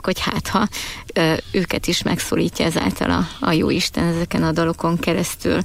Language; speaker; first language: Hungarian; native; Hungarian